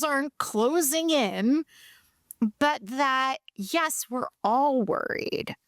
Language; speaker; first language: English; native; English